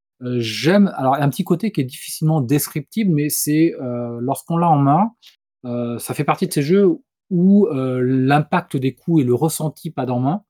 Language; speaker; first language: French; native; French